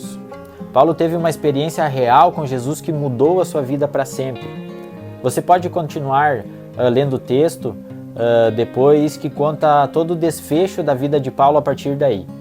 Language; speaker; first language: Portuguese; native; Portuguese